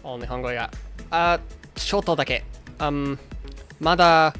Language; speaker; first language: Japanese; non-native, learner; English